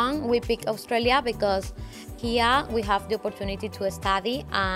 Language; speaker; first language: English; non-native, learner; Spanish